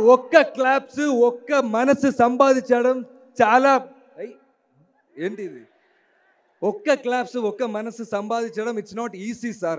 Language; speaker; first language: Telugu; non-native, learner; Malayalam